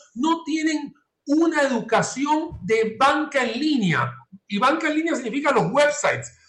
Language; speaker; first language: Spanish; native; Spanish